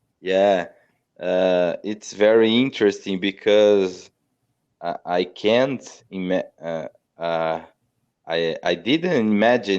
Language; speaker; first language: English; non-native, learner; Portuguese